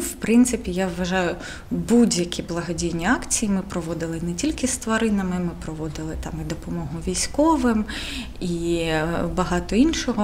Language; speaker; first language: Ukrainian; non-native, local second language; Russian